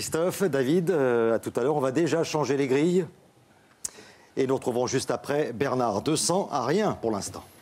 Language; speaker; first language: French; native; French